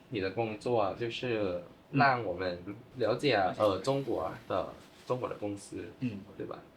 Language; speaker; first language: Chinese; non-native, fluent; Thai